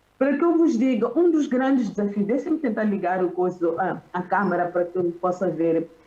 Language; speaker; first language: Portuguese; non-native, local second language; Tsonga